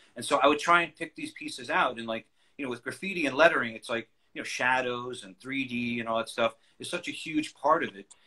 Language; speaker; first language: English; native; English